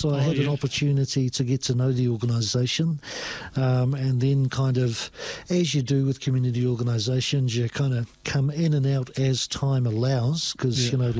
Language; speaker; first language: English; native; English